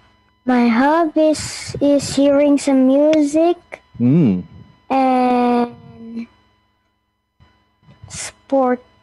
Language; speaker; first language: English; non-native, learner; Indonesian